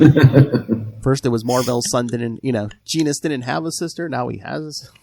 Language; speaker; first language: English; native; English